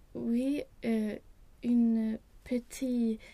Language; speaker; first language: French; non-native, learner; Swedish